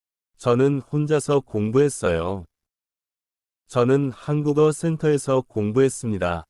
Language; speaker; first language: Korean; non-native, learner; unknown